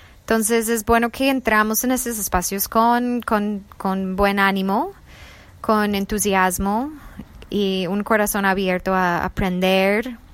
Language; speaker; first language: Spanish; non-native, fluent; English